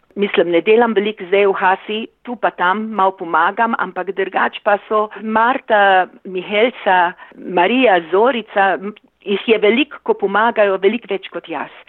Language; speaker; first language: Slovenian; early bilingual, heritage; Slovenian